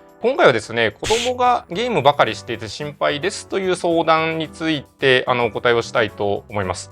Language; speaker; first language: Japanese; native; Japanese